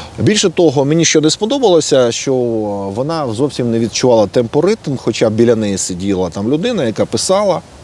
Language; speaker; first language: Ukrainian; native; Ukrainian